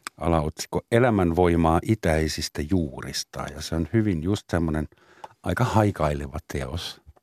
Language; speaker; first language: Finnish; non-native, fluent; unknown